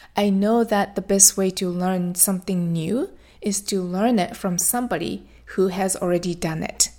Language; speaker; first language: English; non-native, fluent; Japanese